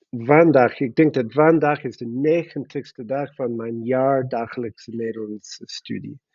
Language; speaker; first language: Dutch; non-native, learner; English